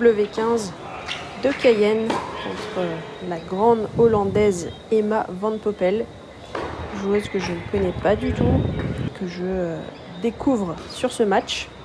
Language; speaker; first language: French; native; French